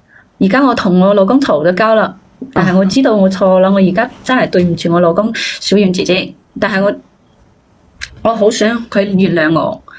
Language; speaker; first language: Cantonese; native; Cantonese